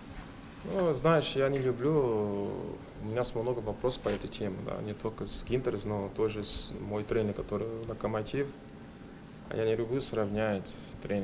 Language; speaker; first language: Russian; non-native, fluent; Portuguese